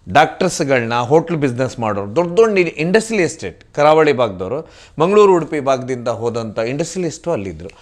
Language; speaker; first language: Kannada; non-native, local second language; Tulu